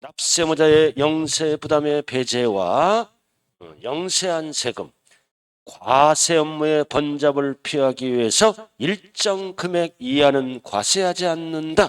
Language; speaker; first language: Korean; native; Korean